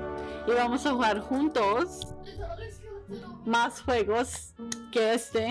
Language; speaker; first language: Spanish; early bilingual, heritage; Spanish